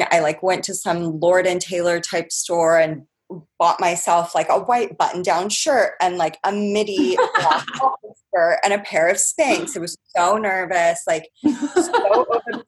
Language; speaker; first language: English; native; English